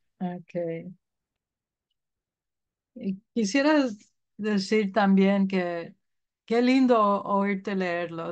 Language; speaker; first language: Spanish; early bilingual, heritage; Spanish